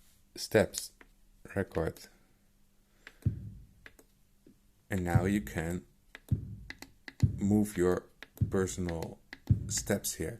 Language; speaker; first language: English; non-native, fluent; Dutch